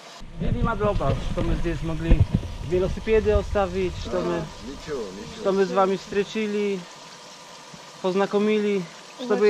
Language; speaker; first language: Russian; non-native, learner; Polish